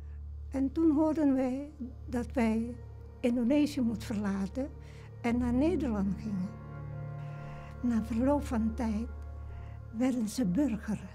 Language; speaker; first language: Dutch; early bilingual, other home language; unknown